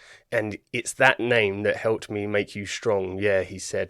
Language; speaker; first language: English; native; English